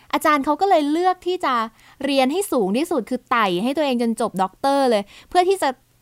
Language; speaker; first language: Thai; native; Thai